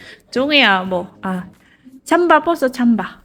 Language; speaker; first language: Korean; non-native, learner; Cebuano